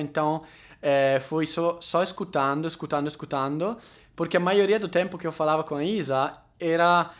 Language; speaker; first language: Portuguese; non-native, fluent; Italian